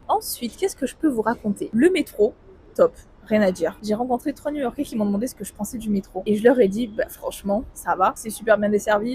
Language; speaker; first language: French; native; French